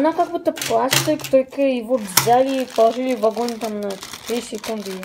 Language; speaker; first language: Russian; early bilingual, heritage; Russian